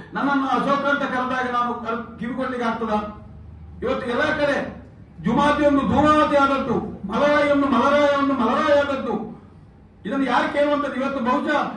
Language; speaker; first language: Kannada; non-native, local second language; Tulu